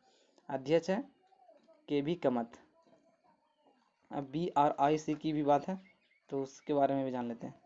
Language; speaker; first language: Hindi; native; Hindi